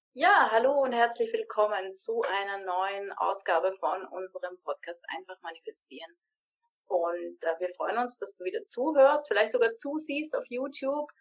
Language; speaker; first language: German; native; German